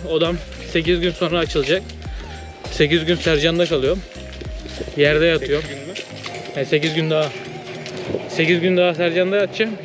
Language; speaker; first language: Turkish; native; Turkish